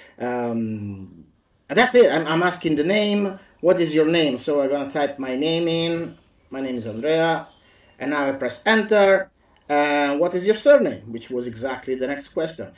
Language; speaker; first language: English; non-native, fluent; Italian